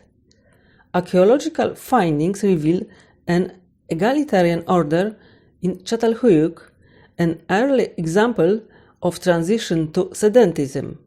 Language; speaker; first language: English; non-native, fluent; Polish